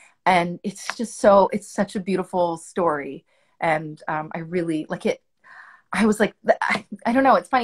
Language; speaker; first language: English; early bilingual, other home language; French